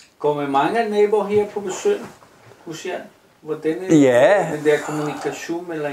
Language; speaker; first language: Danish; non-native, fluent; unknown